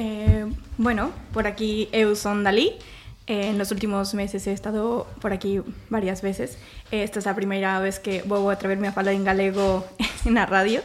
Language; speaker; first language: Galician; non-native, learner; Spanish